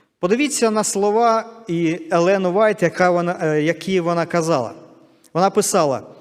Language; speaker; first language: Ukrainian; non-native, local second language; Russian